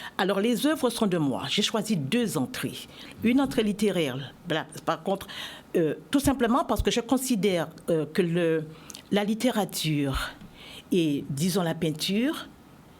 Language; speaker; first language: French; native; French